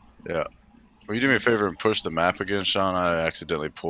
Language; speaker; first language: English; native; English